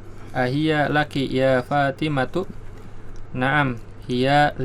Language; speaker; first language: Arabic; non-native, learner; Indonesian